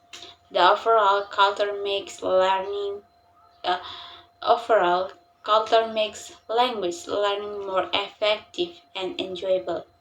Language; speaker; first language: English; non-native, learner; Indonesian